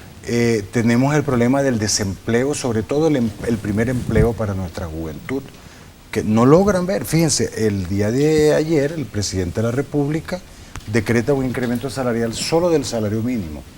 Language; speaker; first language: Spanish; native; Spanish